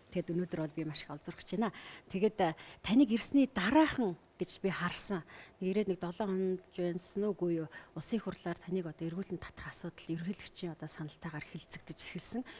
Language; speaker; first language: Mongolian; native; Mongolian